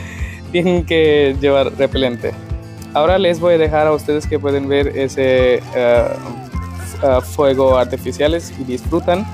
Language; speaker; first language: Spanish; non-native, fluent; Hindi